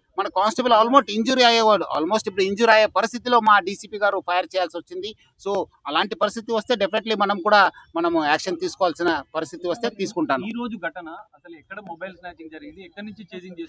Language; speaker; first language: Telugu; non-native, fluent; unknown